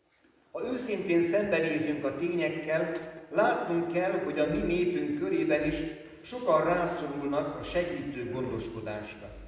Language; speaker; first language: Hungarian; native; Hungarian